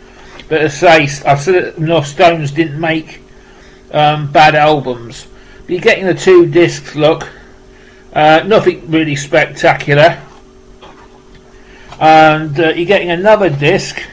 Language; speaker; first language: English; native; English